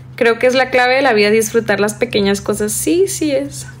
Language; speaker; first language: Spanish; native; Spanish